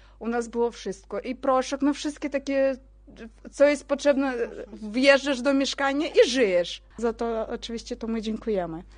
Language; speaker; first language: Polish; non-native, fluent; Russian